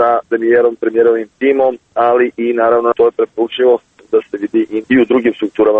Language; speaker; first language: Serbian; native; Serbian